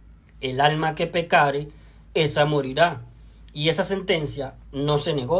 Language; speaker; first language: Spanish; native; Spanish